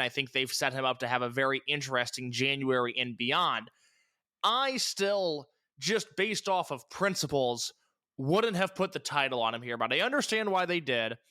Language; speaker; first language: English; native; English